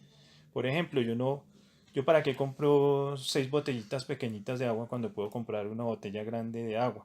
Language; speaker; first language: Spanish; native; Spanish